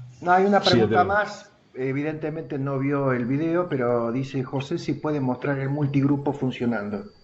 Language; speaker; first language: Spanish; native; Spanish